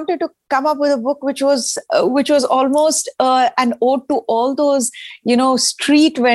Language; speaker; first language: English; non-native, local second language; Hindi